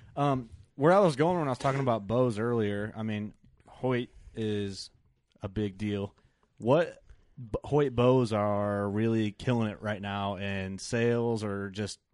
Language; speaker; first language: English; native; English